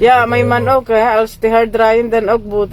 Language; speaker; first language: Dutch; non-native, learner; Filipino